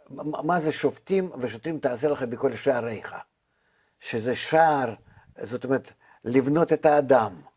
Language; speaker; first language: Hebrew; non-native, fluent; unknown